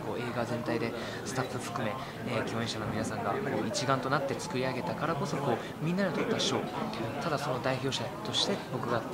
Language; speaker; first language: Japanese; early bilingual, other home language; Burmese